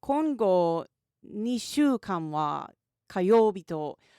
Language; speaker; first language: Japanese; non-native, learner; English